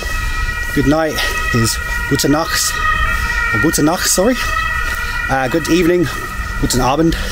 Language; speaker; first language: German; non-native, learner; English